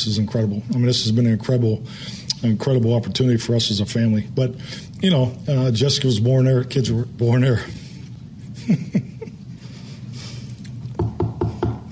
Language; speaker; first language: English; native; English